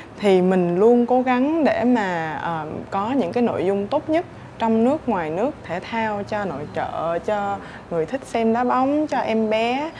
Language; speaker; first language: Vietnamese; native; Vietnamese